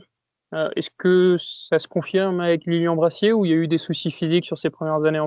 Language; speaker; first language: French; native; French